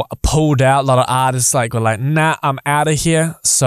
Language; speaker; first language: English; native; English